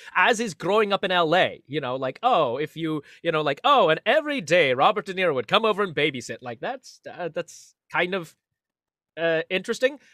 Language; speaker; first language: English; native; English